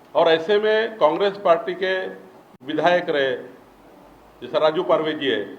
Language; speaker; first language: Hindi; non-native, local second language; Marathi